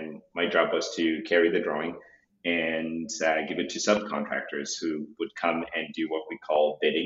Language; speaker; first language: English; non-native, local second language; Shona